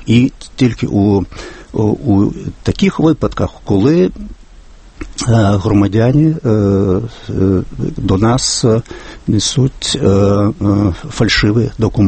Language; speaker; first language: Ukrainian; non-native, fluent; Lithuanian